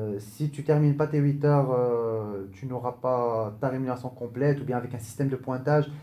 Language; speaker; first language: French; non-native, local second language; Arabic